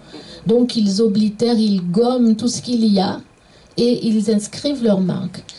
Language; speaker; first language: French; native; French